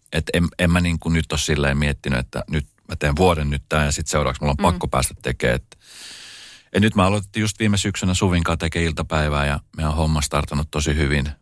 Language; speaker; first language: Finnish; native; Finnish